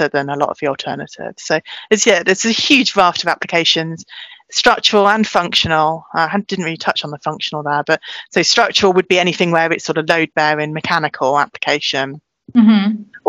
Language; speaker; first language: English; native; English